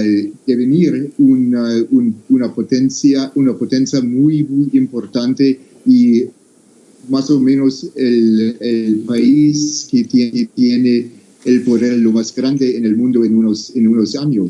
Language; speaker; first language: Spanish; non-native, fluent; English